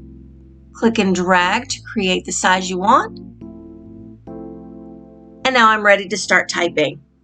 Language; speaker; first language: English; native; English